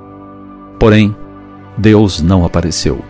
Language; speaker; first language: Portuguese; native; Portuguese